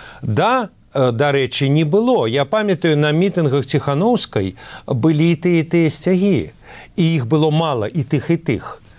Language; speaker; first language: Belarusian; non-native, local second language; Russian